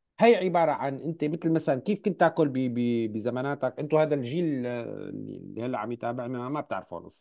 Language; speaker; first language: Arabic; native; Arabic